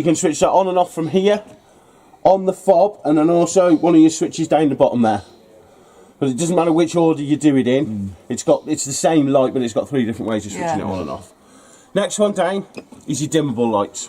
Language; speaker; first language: English; native; English